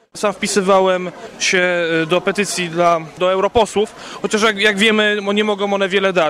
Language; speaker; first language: Polish; native; Polish